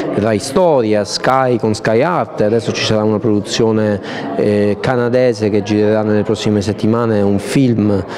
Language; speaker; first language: Italian; native; Italian